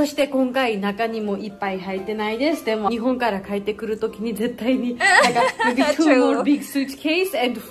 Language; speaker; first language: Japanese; non-native, fluent; Georgian